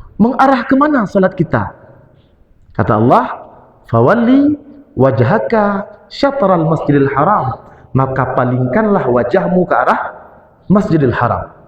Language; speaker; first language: Malay; non-native, local second language; Achinese